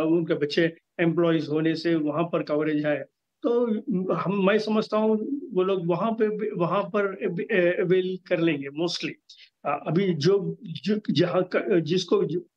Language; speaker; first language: Hindi; non-native, local second language; Telugu